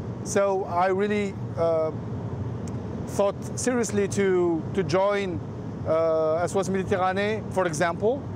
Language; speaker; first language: English; non-native, fluent; Arabic